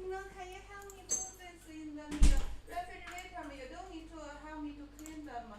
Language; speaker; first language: English; non-native, learner; Chinese